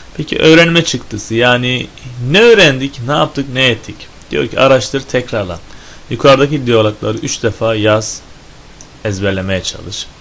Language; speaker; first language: Turkish; native; Turkish